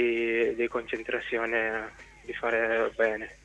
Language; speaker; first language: Italian; non-native, fluent; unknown